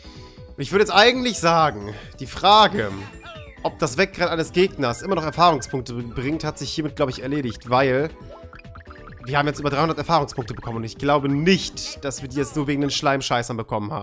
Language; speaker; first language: German; native; German